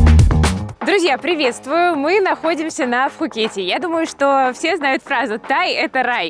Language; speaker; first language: Russian; native; Russian